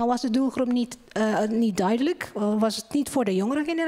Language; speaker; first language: Dutch; non-native, fluent; Indonesian